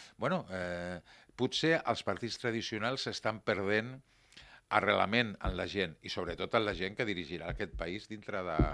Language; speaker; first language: Catalan; non-native, local second language; Spanish